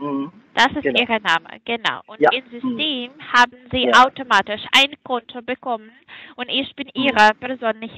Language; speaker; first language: German; non-native, fluent; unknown